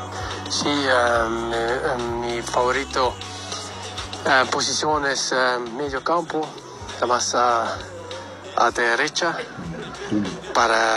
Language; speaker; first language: Spanish; early bilingual, heritage; Spanish